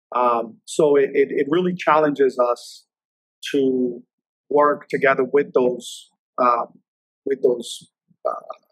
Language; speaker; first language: English; native; English